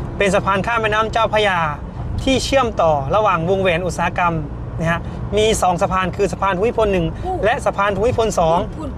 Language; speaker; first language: Thai; native; Thai